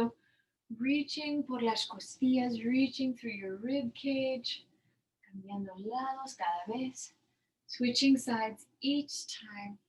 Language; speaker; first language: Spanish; non-native, learner; English